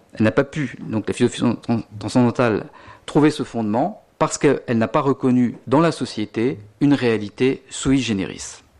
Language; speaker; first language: French; native; French